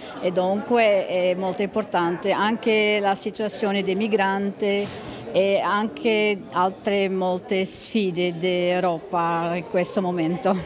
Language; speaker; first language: Italian; non-native, fluent; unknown